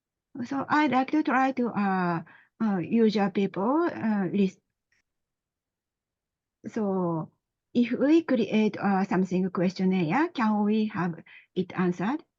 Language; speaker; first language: English; non-native, learner; Japanese